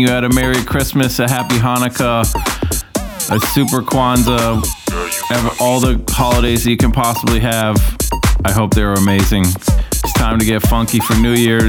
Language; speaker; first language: English; native; English